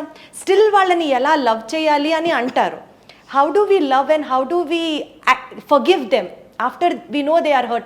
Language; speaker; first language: Telugu; native; Telugu